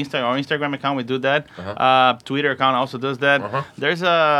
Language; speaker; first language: English; non-native, fluent; Portuguese